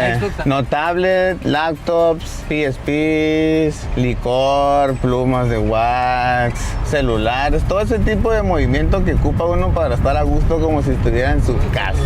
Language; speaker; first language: Spanish; native; Spanish